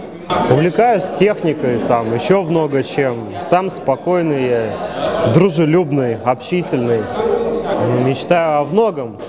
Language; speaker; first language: Russian; native; Russian